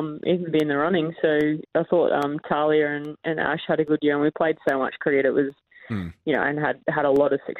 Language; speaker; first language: English; native; English